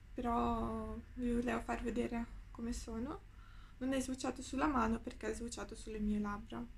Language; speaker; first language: Italian; non-native, fluent; Ukrainian